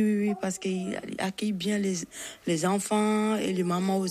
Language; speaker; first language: French; non-native, learner; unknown